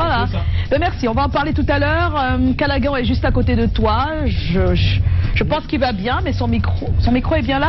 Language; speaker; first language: French; native; French